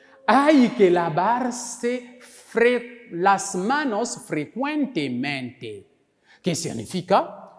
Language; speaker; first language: Spanish; non-native, local second language; French